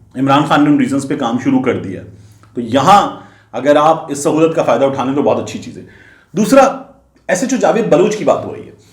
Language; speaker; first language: Urdu; native; Urdu